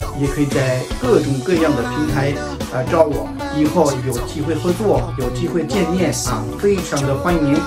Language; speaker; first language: Chinese; non-native, fluent; French